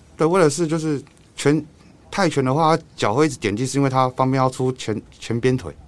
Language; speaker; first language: Chinese; native; Chinese